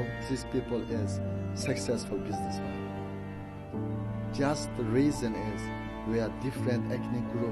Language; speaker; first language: English; non-native, learner; Uyghur